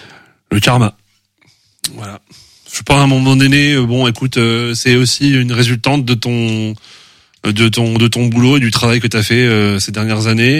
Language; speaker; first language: French; native; French